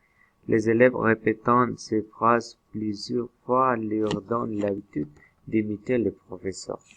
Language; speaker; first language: French; non-native, learner; Spanish